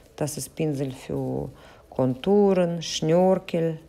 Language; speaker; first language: German; non-native, fluent; Russian